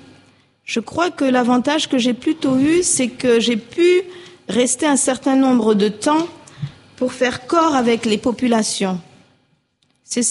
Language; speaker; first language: French; native; French